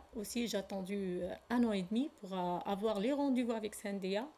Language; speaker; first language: French; non-native, learner; Arabic